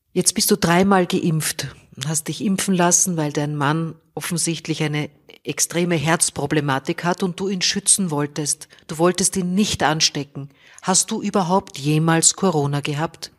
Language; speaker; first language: German; native; German